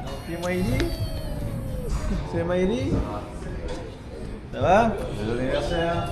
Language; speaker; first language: French; early bilingual, other home language; Lao